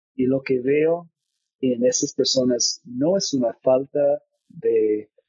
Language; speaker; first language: Spanish; non-native, fluent; English